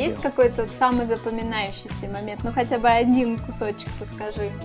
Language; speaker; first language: Russian; native; Russian